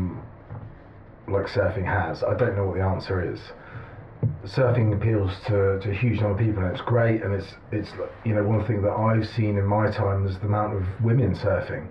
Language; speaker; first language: English; native; English